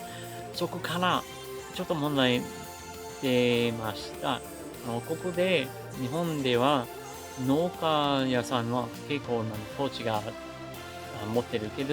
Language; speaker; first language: Japanese; non-native, learner; English